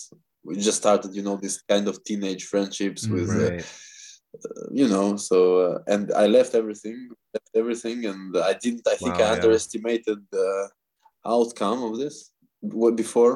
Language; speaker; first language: English; non-native, fluent; Russian